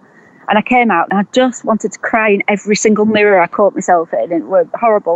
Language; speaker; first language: English; native; English